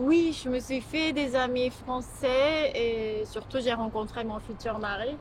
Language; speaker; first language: French; non-native, fluent; Japanese